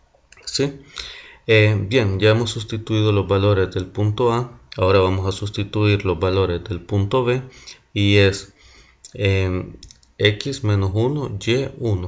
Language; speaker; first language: Spanish; native; Spanish